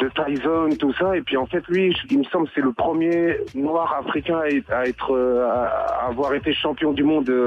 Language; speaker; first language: French; native; French